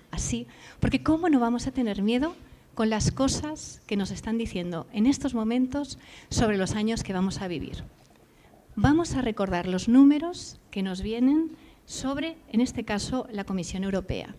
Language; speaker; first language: Spanish; native; Spanish